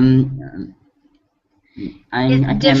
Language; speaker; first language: English; non-native, learner; Vietnamese